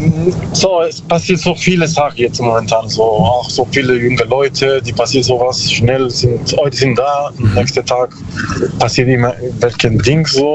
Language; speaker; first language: German; non-native, learner; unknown